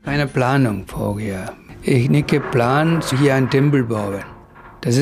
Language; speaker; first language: German; non-native, learner; Tamil